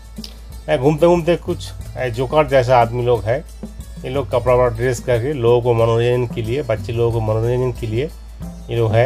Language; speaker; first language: Hindi; non-native, local second language; Bangla